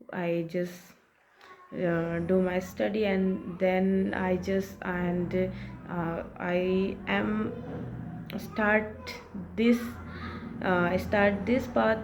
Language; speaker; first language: English; non-native, learner; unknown